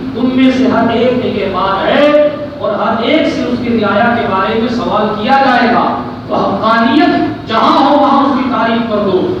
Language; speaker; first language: Urdu; native; Urdu